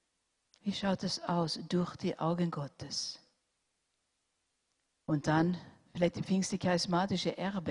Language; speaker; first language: German; non-native, fluent; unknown